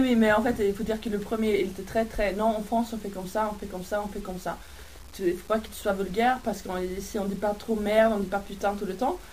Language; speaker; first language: French; non-native, fluent; Swedish